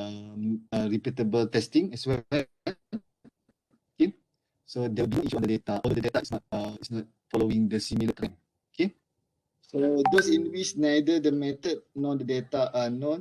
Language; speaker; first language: English; non-native, fluent; Malay